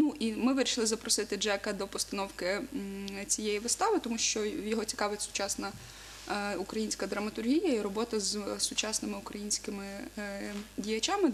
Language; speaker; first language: Ukrainian; native; Ukrainian